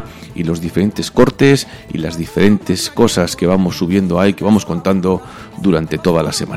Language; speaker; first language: Spanish; native; Spanish